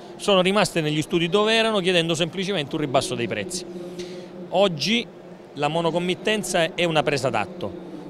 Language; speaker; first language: Italian; native; Italian